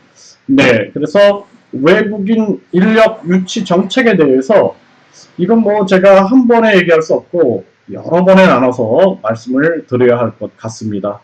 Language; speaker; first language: Korean; native; Korean